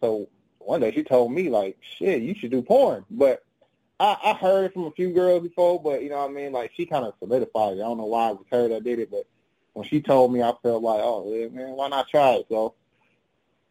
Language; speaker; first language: English; native; English